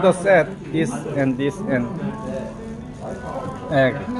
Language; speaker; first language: English; non-native, learner; Korean